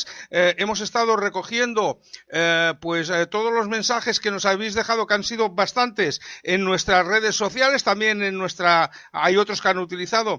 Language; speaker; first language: Spanish; native; Spanish